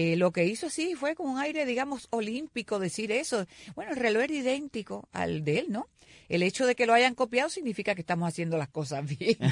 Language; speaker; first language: Spanish; native; Spanish